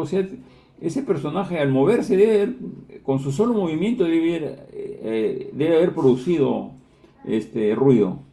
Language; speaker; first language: Spanish; native; Spanish